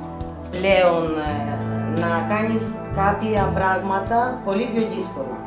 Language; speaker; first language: Greek; non-native, learner; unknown